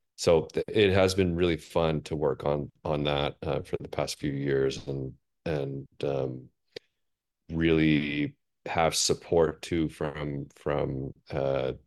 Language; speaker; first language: English; native; English